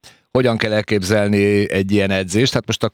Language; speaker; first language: Hungarian; native; Hungarian